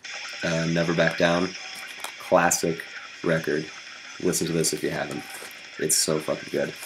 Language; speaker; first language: English; native; English